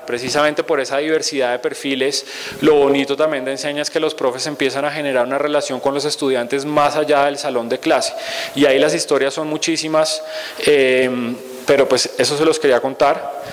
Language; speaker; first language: Spanish; native; Spanish